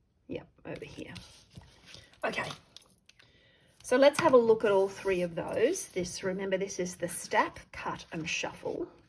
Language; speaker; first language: English; native; English